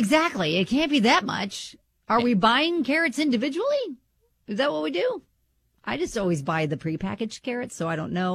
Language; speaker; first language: English; native; English